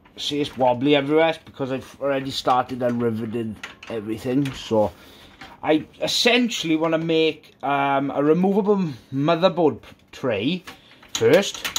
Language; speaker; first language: English; native; English